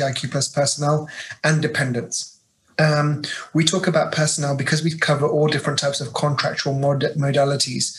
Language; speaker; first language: English; native; English